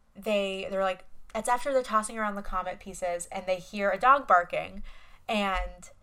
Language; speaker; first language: English; native; English